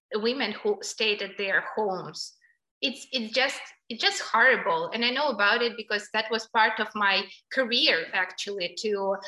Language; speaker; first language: English; non-native, fluent; Ukrainian